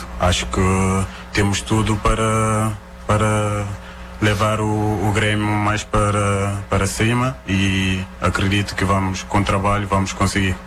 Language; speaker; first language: Portuguese; non-native, local second language; Kabuverdianu